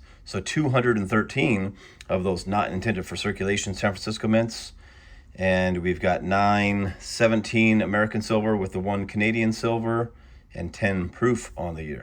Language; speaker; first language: English; native; English